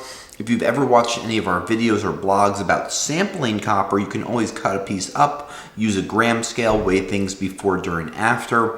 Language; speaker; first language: English; native; English